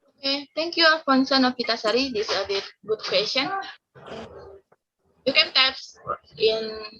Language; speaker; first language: English; non-native, learner; Indonesian